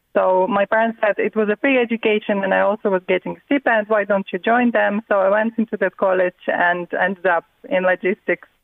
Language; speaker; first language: English; non-native, fluent; Russian